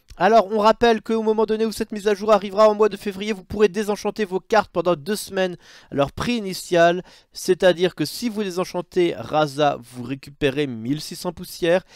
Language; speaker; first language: French; native; French